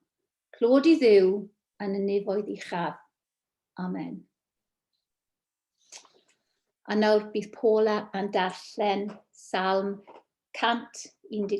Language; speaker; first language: Welsh; non-native, local second language; English